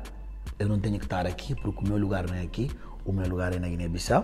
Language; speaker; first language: Portuguese; non-native, local second language; Upper Guinea Crioulo